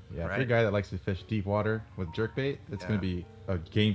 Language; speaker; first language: English; native; English